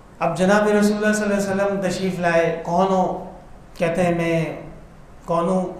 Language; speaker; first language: Urdu; non-native, local second language; Pashto